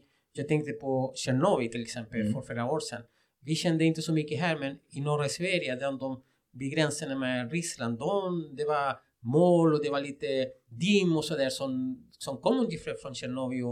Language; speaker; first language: Swedish; non-native, fluent; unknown